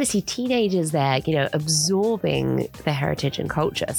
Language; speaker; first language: English; native; English